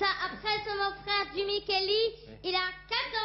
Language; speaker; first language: French; non-native, learner; English